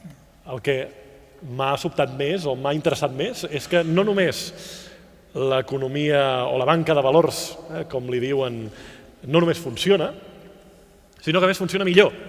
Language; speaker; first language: Catalan; native; Catalan